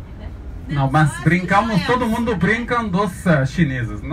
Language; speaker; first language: Portuguese; non-native, learner; Arabic